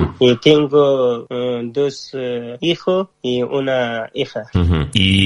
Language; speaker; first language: Spanish; non-native, learner; Persian